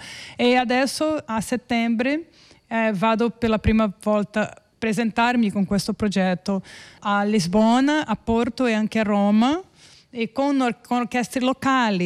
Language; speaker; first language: Italian; non-native, fluent; Portuguese